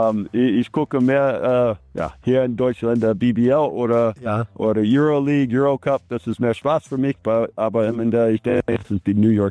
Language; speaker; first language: German; non-native, learner; English